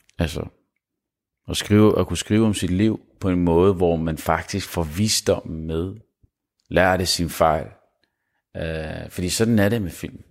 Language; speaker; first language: Danish; early bilingual, other home language; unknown